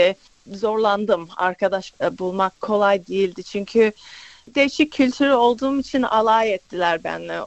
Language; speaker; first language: Turkish; early bilingual, other home language; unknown